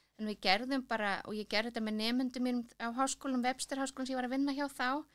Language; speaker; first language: Icelandic; native; Icelandic